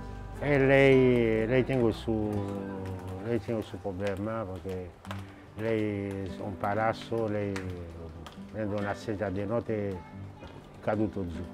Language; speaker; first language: Italian; non-native, learner; Haitian Creole